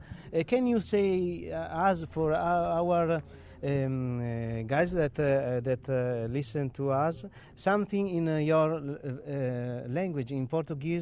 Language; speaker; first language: English; non-native, learner; Italian